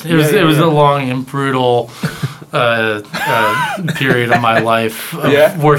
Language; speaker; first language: English; native; English